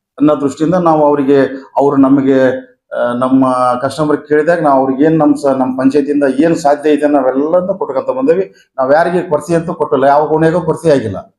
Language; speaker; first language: Kannada; native; Kannada